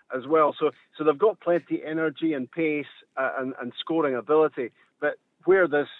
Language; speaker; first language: English; native; English